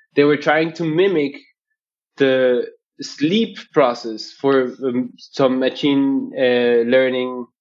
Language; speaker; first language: English; non-native, fluent; Spanish